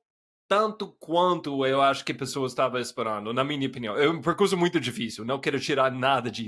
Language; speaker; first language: Portuguese; non-native, fluent; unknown